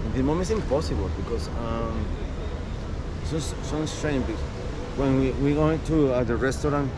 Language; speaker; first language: English; non-native, learner; Spanish